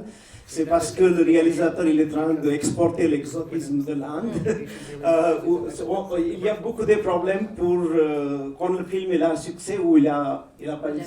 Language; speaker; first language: French; non-native, fluent; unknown